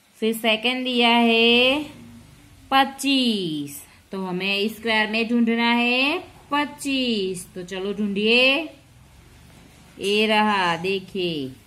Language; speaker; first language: Hindi; non-native, local second language; Gujarati